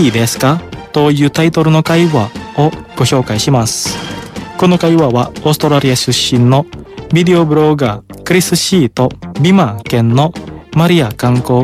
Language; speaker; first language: Japanese; non-native, fluent; Indonesian